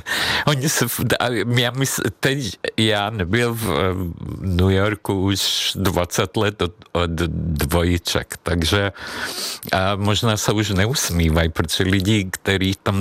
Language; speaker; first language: Czech; non-native, fluent; Hungarian